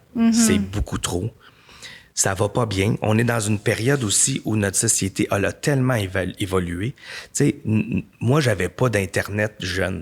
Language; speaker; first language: French; native; French